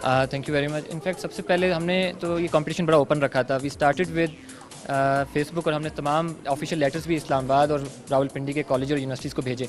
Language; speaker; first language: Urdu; native; Urdu